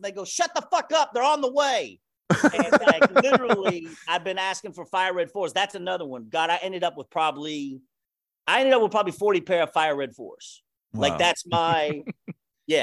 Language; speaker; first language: English; native; English